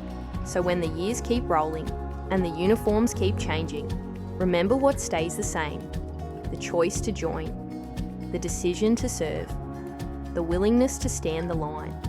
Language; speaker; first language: English; native; English